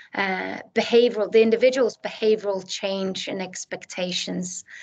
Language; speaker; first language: English; non-native, fluent; Swedish